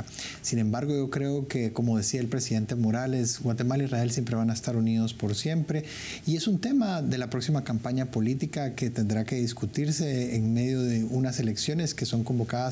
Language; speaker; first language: Spanish; native; Spanish